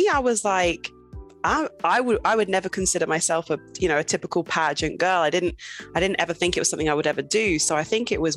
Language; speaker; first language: English; native; English